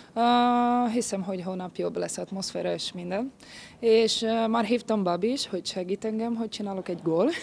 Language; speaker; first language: Hungarian; non-native, learner; Portuguese